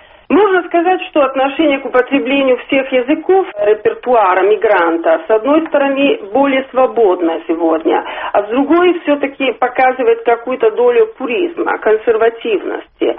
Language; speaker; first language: Russian; non-native, fluent; Italian